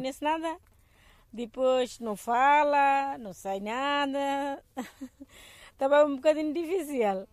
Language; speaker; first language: Portuguese; non-native, learner; Bangla